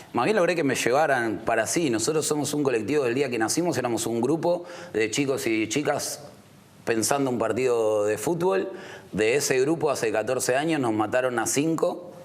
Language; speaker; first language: Spanish; native; Spanish